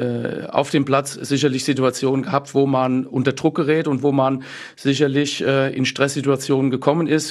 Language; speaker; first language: German; native; German